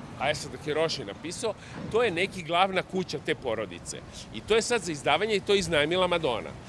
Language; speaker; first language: Serbian; native; Serbian